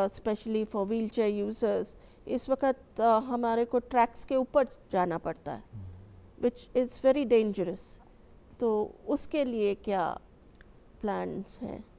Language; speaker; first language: Hindi; native; Hindi